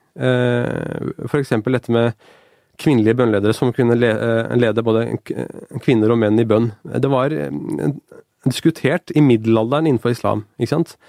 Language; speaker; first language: Norwegian; early bilingual, other home language; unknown